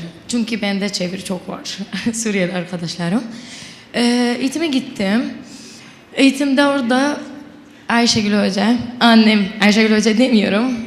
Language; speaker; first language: Turkish; non-native, local second language; Arabic